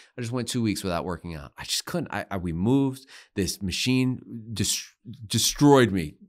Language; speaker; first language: English; native; English